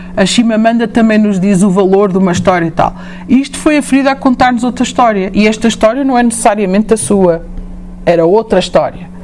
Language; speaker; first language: Portuguese; native; Portuguese